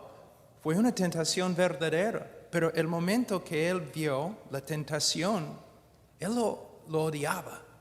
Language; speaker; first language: Spanish; non-native, fluent; English